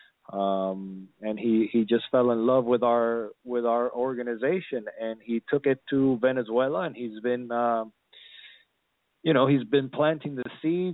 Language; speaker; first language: English; early bilingual, other home language; Spanish